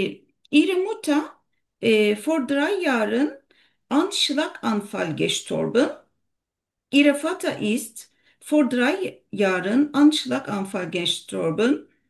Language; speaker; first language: German; non-native, learner; Turkish